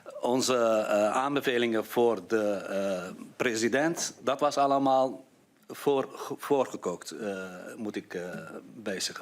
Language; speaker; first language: Dutch; non-native, fluent; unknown